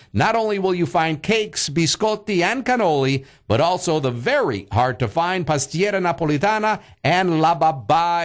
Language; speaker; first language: English; early bilingual, other home language; Italian